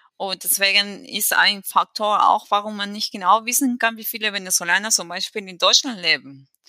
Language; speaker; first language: German; non-native, fluent; Spanish